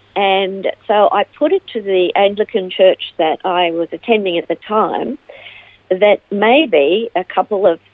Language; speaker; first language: English; native; English